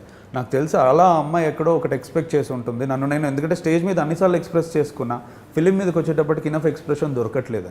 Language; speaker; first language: Telugu; native; Telugu